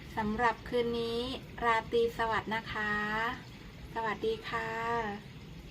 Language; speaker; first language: Thai; native; Thai